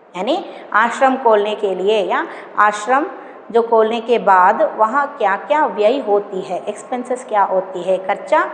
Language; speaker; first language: Hindi; non-native, local second language; Kannada